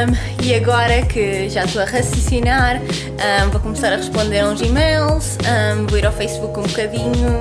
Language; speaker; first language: Portuguese; early bilingual, heritage; Portuguese